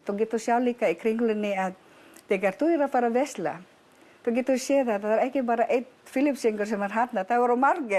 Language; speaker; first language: Icelandic; non-native, learner; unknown